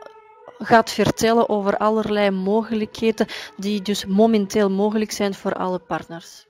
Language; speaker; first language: Dutch; non-native, fluent; Russian